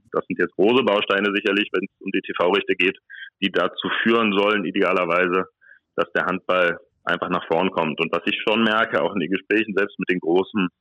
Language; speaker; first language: German; native; German